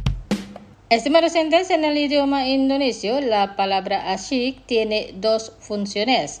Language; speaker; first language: Spanish; non-native, fluent; Indonesian